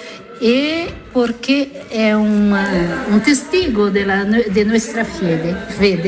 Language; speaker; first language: Spanish; non-native, learner; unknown